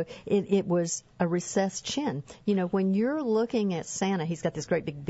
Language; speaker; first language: English; native; English